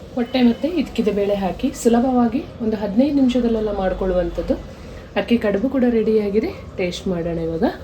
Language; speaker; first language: Kannada; native; Kannada